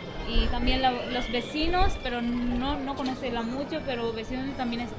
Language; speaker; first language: Spanish; non-native, learner; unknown